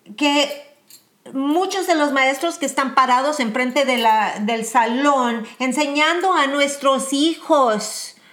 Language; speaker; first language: Spanish; early bilingual, heritage; Spanish